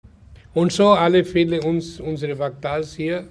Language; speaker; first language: German; non-native, learner; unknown